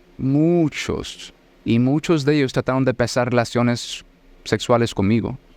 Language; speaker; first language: Spanish; early bilingual, heritage; Spanish